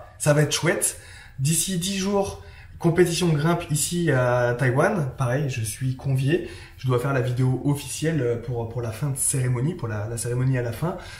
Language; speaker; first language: French; native; French